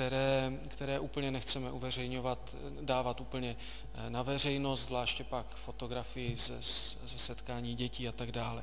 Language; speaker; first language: Czech; native; Czech